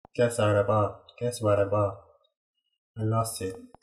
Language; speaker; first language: English; non-native, learner; Korean